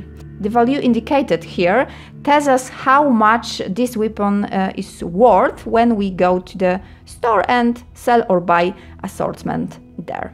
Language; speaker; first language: English; non-native, fluent; Polish